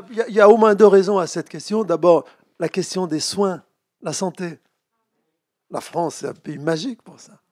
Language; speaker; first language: French; native; French